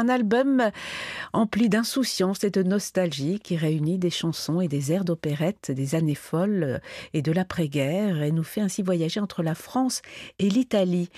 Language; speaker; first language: French; native; French